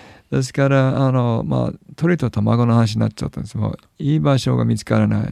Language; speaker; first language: Japanese; non-native, fluent; English